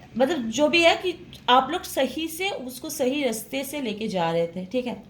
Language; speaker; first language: Hindi; non-native, local second language; Bangla